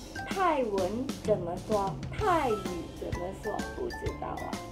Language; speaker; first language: Chinese; non-native, learner; Thai